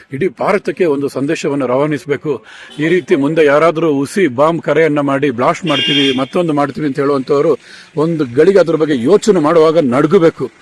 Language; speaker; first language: Kannada; non-native, local second language; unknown